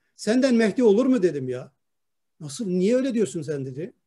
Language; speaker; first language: Turkish; non-native, local second language; Kurdish